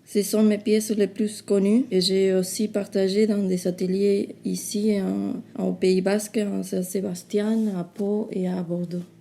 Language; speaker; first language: French; non-native, fluent; Spanish